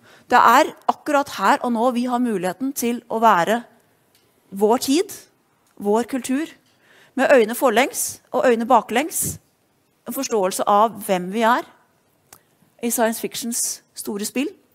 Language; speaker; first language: Norwegian; native; Norwegian